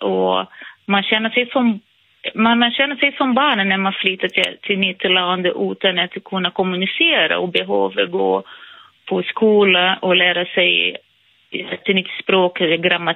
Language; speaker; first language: Swedish; non-native, fluent; Portuguese